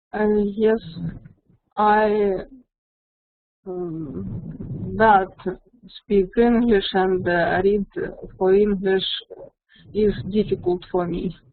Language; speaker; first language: English; non-native, learner; Russian